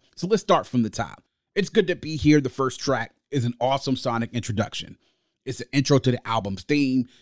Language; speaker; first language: English; native; English